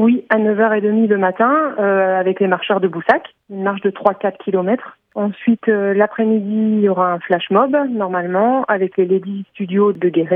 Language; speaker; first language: French; native; French